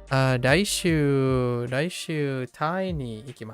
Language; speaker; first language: Japanese; non-native, learner; English